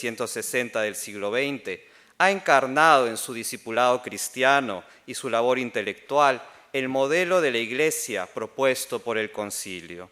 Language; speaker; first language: Spanish; native; Spanish